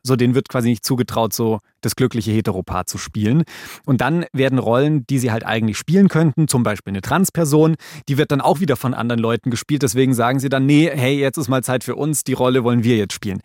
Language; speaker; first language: German; native; German